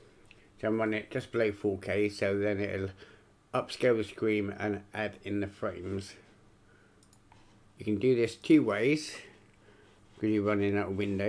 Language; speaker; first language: English; native; English